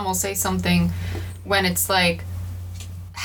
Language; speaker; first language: English; early bilingual, other home language; Albanian